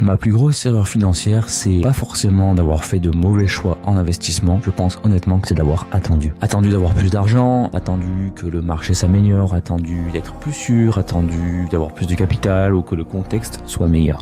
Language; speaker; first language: French; native; French